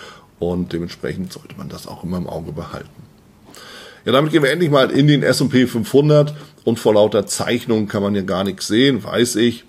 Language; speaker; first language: German; native; German